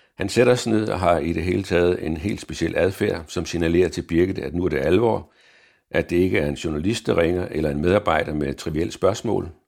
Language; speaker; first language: Danish; native; Danish